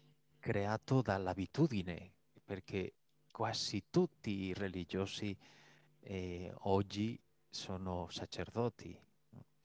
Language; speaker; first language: Italian; non-native, fluent; Spanish